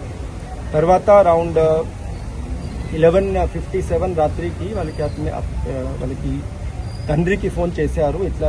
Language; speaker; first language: Telugu; non-native, learner; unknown